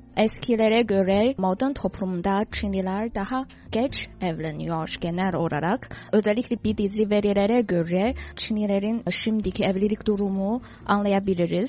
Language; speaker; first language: Turkish; non-native, fluent; Chinese